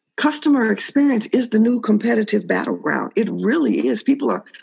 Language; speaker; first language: English; native; English